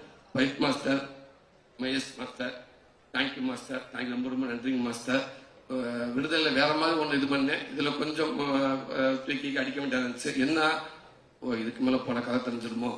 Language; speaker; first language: Tamil; native; Tamil